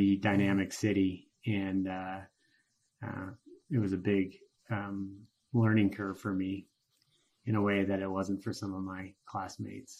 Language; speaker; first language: English; native; English